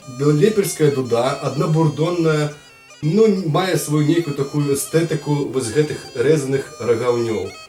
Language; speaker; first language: Belarusian; native; Belarusian